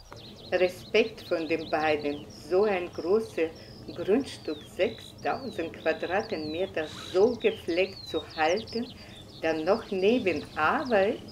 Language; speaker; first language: German; non-native, fluent; Russian